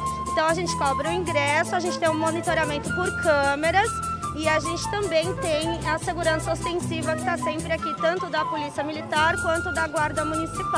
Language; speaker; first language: Portuguese; native; Portuguese